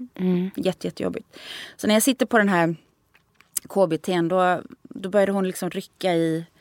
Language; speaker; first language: Swedish; native; Swedish